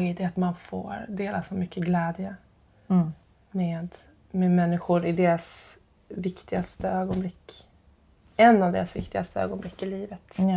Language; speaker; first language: Swedish; non-native, fluent; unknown